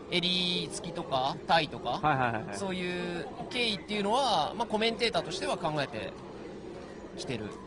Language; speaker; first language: Japanese; native; Japanese